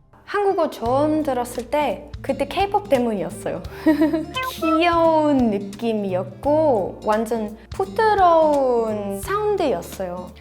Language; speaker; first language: Korean; non-native, fluent; Danish